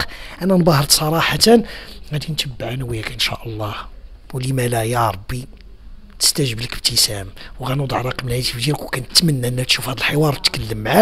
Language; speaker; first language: Arabic; native; Arabic